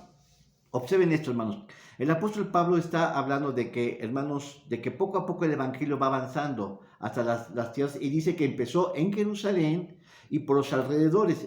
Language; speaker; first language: Spanish; native; Spanish